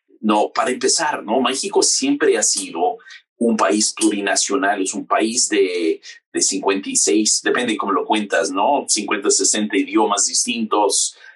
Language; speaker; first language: Spanish; non-native, fluent; English